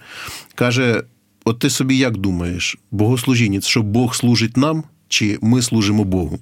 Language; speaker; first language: Ukrainian; native; Ukrainian